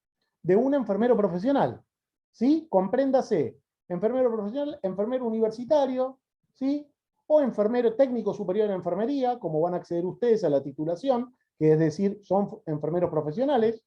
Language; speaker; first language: Spanish; native; Spanish